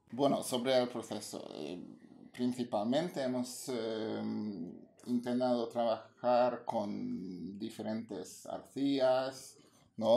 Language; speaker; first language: Spanish; non-native, fluent; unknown